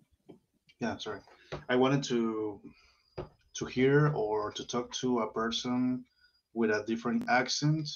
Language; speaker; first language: English; non-native, learner; Spanish